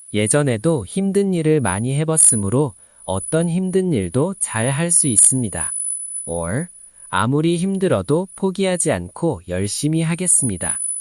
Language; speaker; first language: Korean; non-native, learner; Nepali